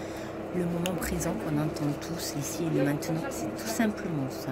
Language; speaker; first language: French; native; French